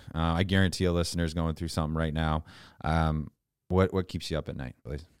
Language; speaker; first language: English; native; English